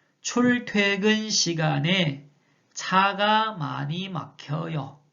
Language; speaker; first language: Korean; non-native, fluent; Chinese